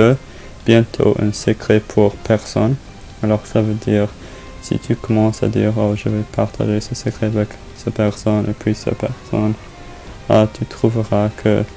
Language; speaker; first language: French; non-native, learner; English